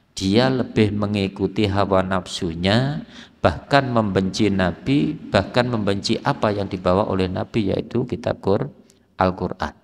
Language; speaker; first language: Indonesian; native; Indonesian